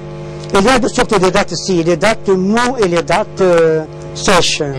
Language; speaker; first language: French; non-native, learner; Arabic